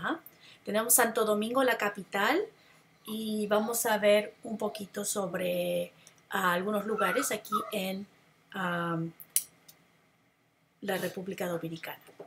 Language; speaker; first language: Spanish; non-native, fluent; English